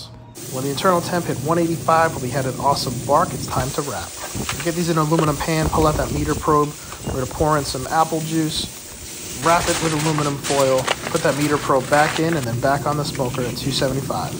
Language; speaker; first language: English; native; English